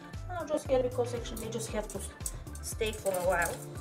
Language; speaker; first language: English; non-native, fluent; Bulgarian